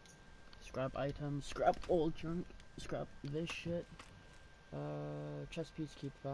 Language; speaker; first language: English; native; English